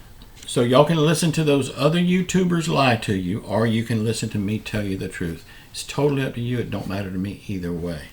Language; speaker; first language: English; native; English